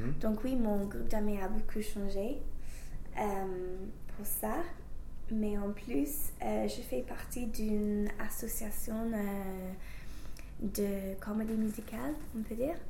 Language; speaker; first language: French; non-native, learner; English